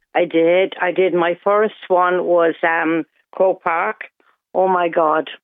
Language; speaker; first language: English; native; English